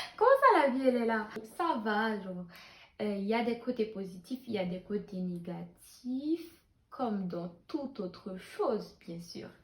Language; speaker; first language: French; non-native, local second language; Haitian Creole